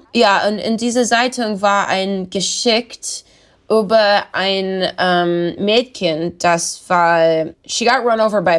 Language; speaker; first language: German; non-native, learner; English